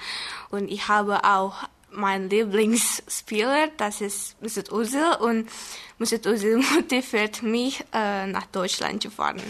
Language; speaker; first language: German; non-native, learner; Indonesian